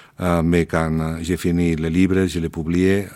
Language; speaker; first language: French; non-native, learner; Spanish